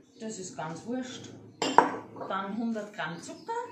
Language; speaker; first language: German; native; German